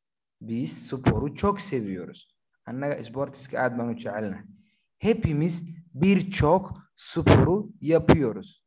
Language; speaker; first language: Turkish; non-native, fluent; Somali